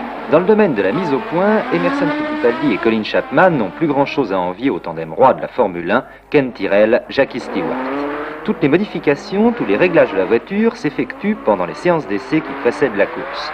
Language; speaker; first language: French; native; French